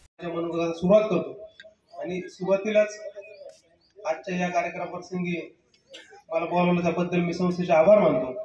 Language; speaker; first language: Marathi; native; Marathi